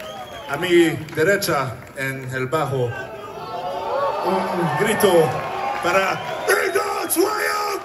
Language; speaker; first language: Spanish; non-native, learner; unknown